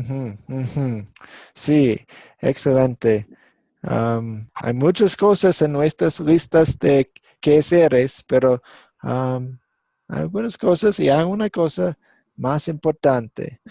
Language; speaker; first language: Spanish; non-native, fluent; English